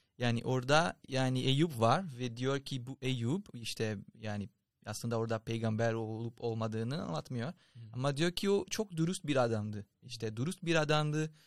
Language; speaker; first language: Turkish; non-native, fluent; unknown